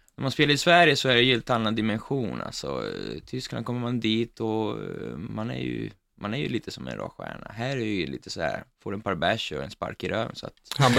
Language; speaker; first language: Swedish; non-native, fluent; Italian